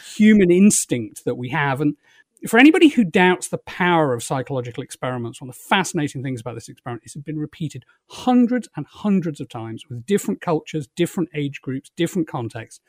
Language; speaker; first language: English; native; English